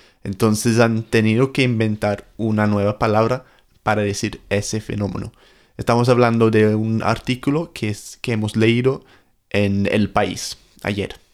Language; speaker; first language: Spanish; non-native, fluent; English